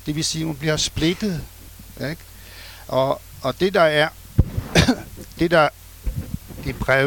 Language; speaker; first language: Danish; non-native, fluent; French